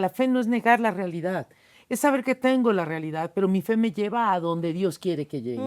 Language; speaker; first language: Spanish; native; Spanish